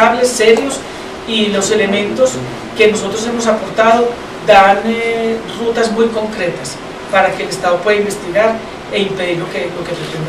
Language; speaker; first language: Spanish; native; Spanish